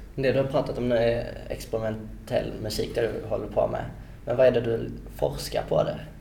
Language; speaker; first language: Swedish; native; Swedish